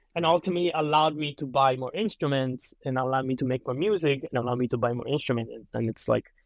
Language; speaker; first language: English; non-native, fluent; Italian